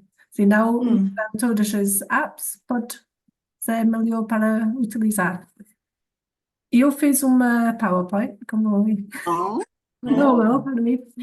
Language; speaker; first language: Portuguese; non-native, learner; English